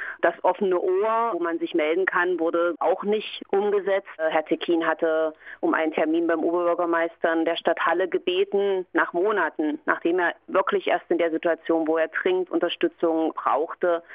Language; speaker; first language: German; native; German